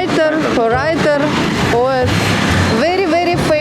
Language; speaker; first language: English; non-native, learner; Russian